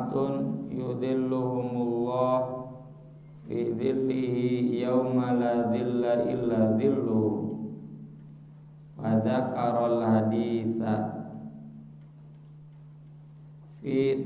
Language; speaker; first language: Arabic; non-native, fluent; Sundanese